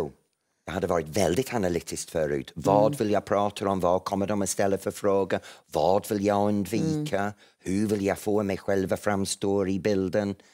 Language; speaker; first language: Swedish; non-native, fluent; English